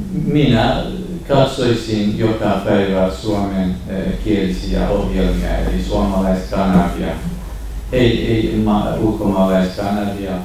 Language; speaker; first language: Finnish; non-native, fluent; Kurdish